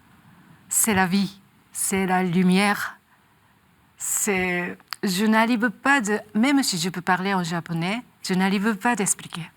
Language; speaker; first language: French; non-native, learner; Japanese